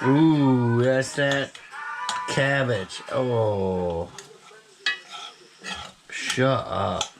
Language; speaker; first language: English; native; English